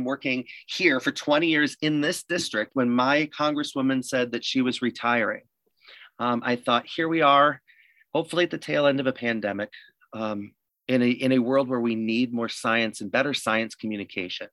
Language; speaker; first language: English; native; English